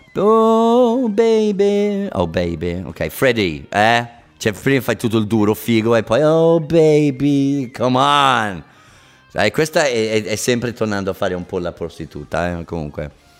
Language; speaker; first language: Italian; non-native, fluent; English